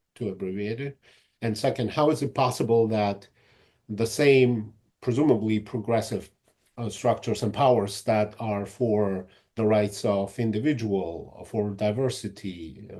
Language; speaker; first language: English; non-native, fluent; Georgian